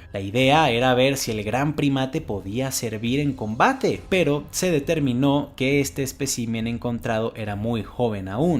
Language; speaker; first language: Spanish; native; Spanish